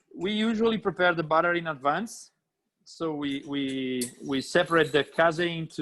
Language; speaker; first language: English; non-native, fluent; Italian